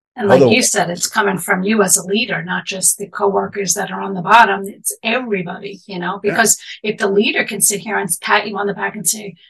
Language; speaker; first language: English; native; English